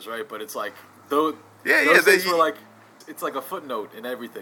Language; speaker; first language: English; native; English